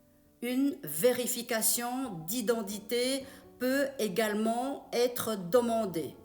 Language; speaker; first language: French; non-native, fluent; Chinese